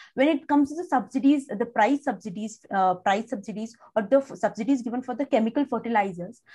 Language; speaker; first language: English; non-native, local second language; Kannada